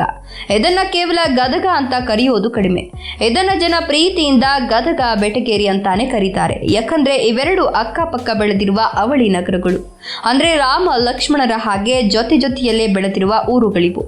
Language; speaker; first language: Kannada; native; Kannada